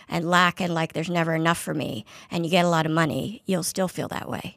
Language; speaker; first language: English; native; English